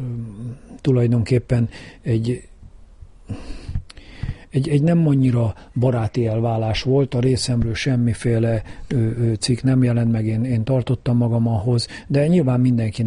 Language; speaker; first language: Hungarian; native; Hungarian